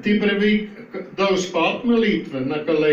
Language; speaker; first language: Russian; non-native, learner; Dutch